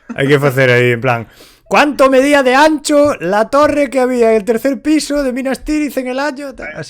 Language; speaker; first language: Spanish; non-native, local second language; Galician